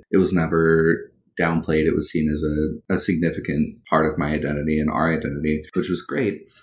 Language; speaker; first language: English; early bilingual, other home language; Spanish